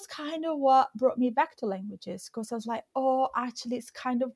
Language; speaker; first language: English; non-native, fluent; Italian